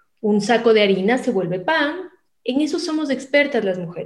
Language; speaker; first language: Spanish; native; Spanish